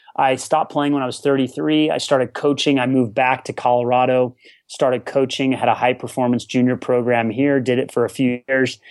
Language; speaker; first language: English; native; English